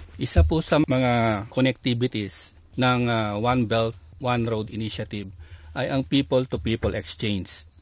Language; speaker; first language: Filipino; non-native, local second language; Pampanga